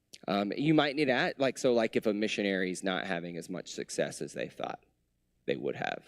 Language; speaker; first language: English; native; English